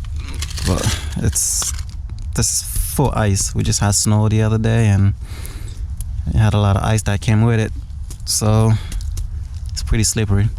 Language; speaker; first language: English; native; English